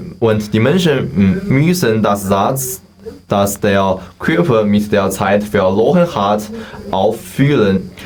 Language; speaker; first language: German; non-native, learner; Chinese